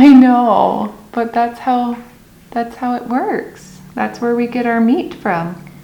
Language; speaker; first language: English; native; English